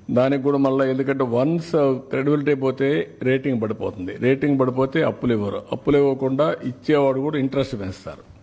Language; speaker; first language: Telugu; native; Telugu